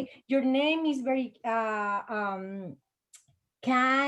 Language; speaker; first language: English; non-native, learner; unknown